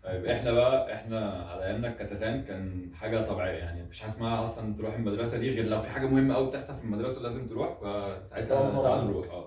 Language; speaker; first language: Arabic; native; Arabic